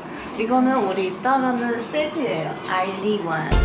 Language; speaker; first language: Korean; non-native, learner; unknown